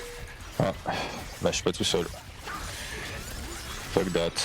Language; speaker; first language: French; native; French